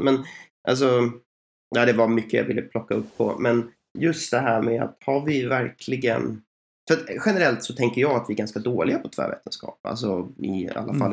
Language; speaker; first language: Swedish; native; Swedish